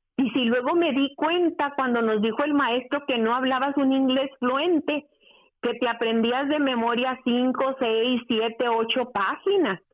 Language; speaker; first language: Spanish; native; Spanish